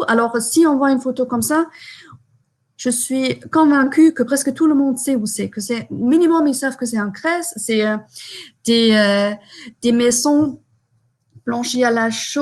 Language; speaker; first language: French; non-native, fluent; German